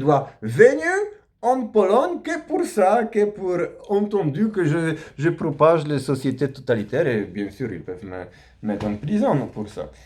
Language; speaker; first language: French; non-native, learner; Polish